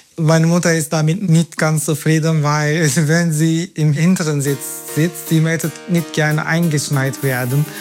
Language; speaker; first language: German; non-native, fluent; Turkish